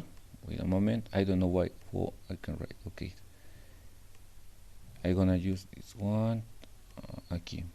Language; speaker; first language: English; non-native, learner; Spanish